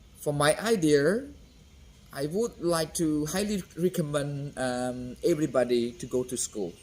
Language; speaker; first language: English; non-native, fluent; Khmer